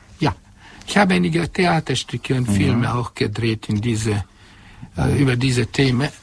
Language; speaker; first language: German; non-native, fluent; Hungarian